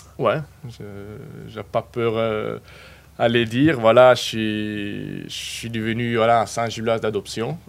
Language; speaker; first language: French; non-native, fluent; Spanish